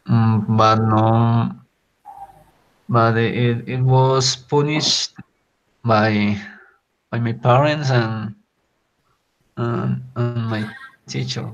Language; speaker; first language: English; non-native, learner; Spanish